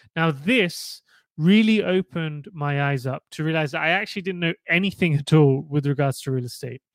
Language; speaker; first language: English; native; English